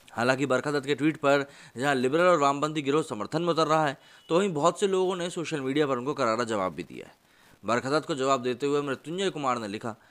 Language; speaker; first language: Hindi; native; Hindi